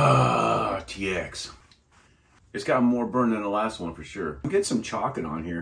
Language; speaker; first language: English; native; English